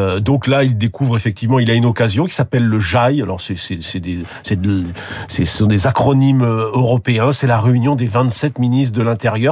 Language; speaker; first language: French; native; French